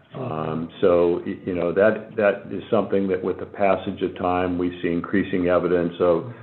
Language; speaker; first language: English; native; English